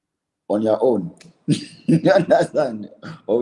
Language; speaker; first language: English; non-native, learner; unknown